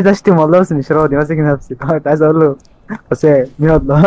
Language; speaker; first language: Arabic; native; Arabic